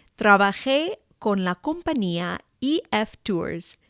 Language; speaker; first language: Spanish; non-native, fluent; English